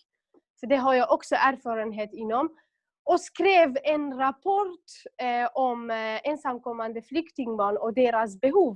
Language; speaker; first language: Swedish; non-native, local second language; Kurdish